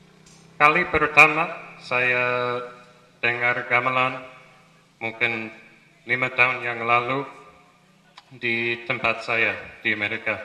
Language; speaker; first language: Indonesian; non-native, fluent; English